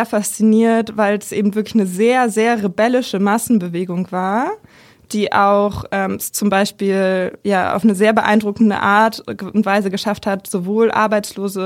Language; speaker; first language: German; native; German